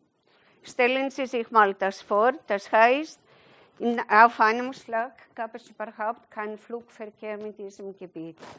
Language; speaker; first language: German; non-native, fluent; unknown